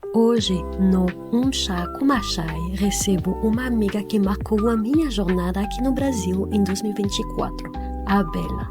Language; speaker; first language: Portuguese; non-native, fluent; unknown